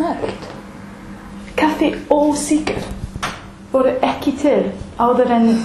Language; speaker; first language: Icelandic; non-native, learner; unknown